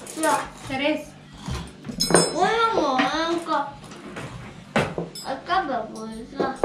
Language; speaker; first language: Indonesian; early bilingual, heritage; Indonesian